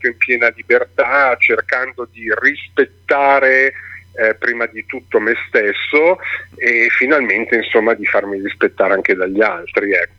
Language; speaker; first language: Italian; native; Italian